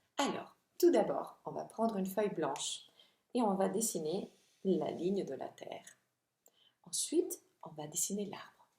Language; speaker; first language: French; non-native, fluent; Italian